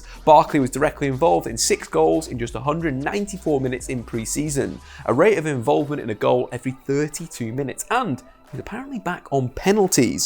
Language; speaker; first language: English; native; English